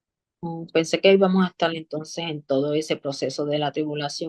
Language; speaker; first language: Spanish; native; Spanish